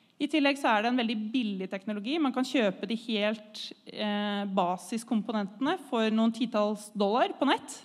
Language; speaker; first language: Norwegian; native; Norwegian